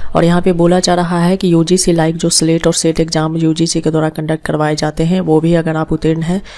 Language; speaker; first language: Hindi; native; Hindi